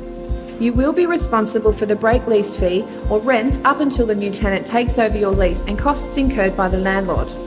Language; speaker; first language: English; native; English